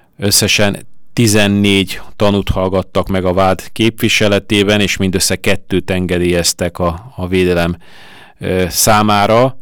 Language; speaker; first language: Hungarian; native; Hungarian